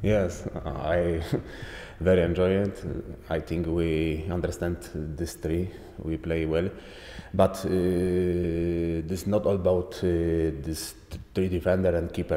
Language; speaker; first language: English; non-native, learner; Polish